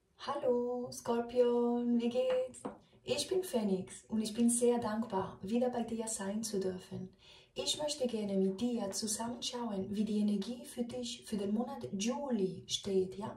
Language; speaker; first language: German; non-native, fluent; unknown